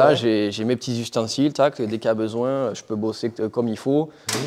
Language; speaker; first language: French; native; French